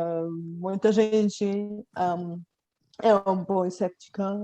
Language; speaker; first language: Portuguese; non-native, fluent; Bulgarian